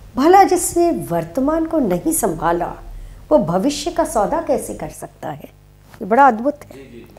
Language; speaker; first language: Hindi; native; Hindi